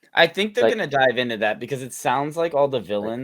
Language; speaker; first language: English; native; English